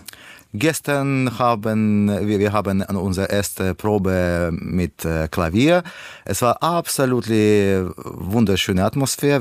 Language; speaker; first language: German; non-native, learner; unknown